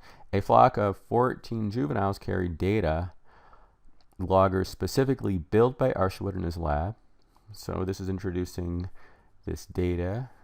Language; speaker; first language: English; native; English